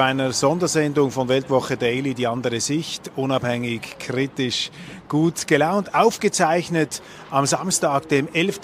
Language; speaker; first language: German; native; German